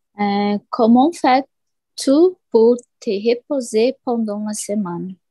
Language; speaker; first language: French; non-native, learner; Portuguese